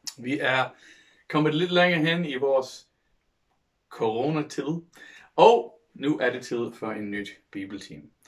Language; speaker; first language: Danish; non-native, fluent; English